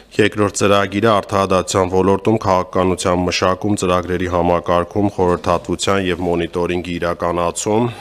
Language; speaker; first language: Armenian; native; Armenian